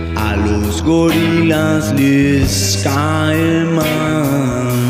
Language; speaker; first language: Spanish; native; Spanish